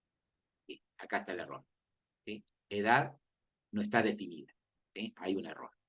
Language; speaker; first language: Spanish; native; Spanish